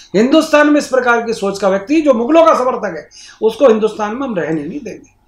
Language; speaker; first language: Hindi; native; Hindi